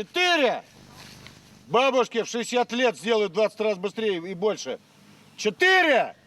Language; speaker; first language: Russian; native; Russian